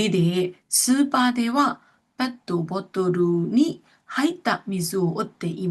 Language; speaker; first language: Japanese; non-native, fluent; Burmese